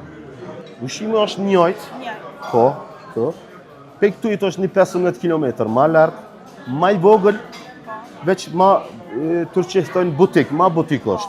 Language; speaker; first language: Albanian; early bilingual, heritage; Turkish